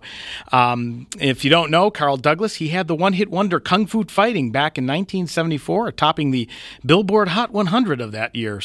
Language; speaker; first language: English; native; English